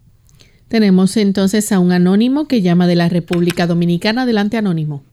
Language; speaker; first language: Spanish; native; Spanish